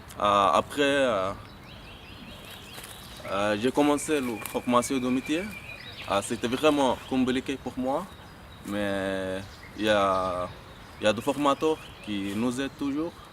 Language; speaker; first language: French; non-native, learner; Arabic